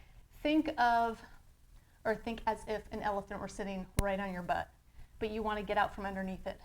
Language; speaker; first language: English; native; English